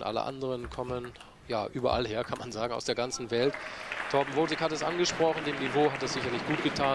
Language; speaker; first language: German; native; German